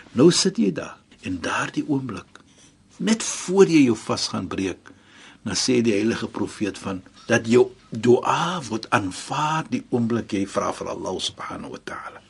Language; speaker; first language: Afrikaans; non-native, fluent; Arabic